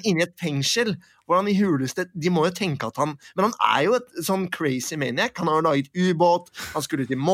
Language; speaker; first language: Norwegian; native; Norwegian